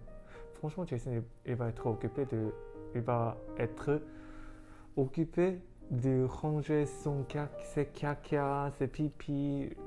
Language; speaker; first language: French; non-native, learner; Korean